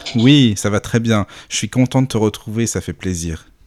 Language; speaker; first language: French; native; French